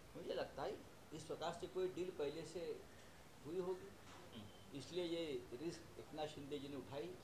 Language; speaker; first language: Hindi; non-native, local second language; Marathi